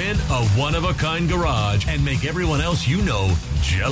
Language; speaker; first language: English; native; English